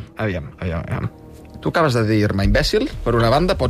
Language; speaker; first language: Catalan; native; Catalan